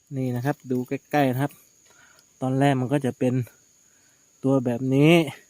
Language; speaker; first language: Thai; native; Thai